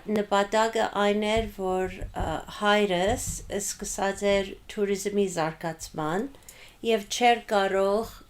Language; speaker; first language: Armenian; early bilingual, heritage; Armenian